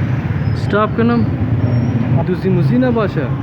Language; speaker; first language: Persian; native; Persian